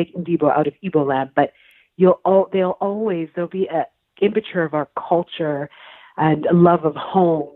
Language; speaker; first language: English; native; English